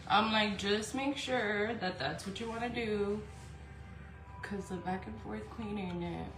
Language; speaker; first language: English; early bilingual, other home language; Spanish